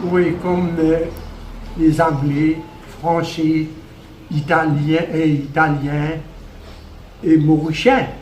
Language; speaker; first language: French; non-native, local second language; Morisyen